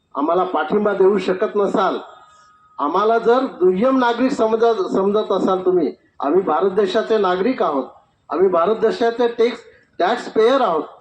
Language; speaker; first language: Marathi; non-native, local second language; Bhili